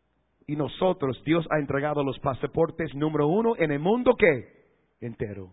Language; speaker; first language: Spanish; non-native, fluent; English